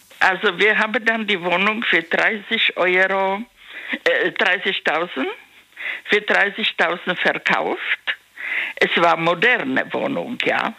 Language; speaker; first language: German; non-native, learner; Czech